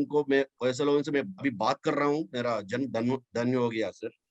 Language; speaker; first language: Hindi; non-native, local second language; Telugu